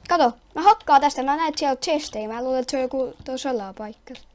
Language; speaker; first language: Finnish; native; Finnish